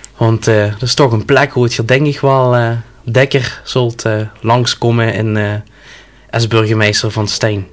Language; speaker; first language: Dutch; native; Dutch